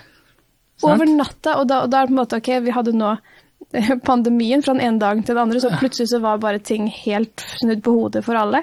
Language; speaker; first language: Norwegian; native; Norwegian